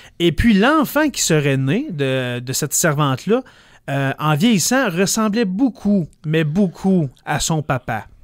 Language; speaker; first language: French; native; French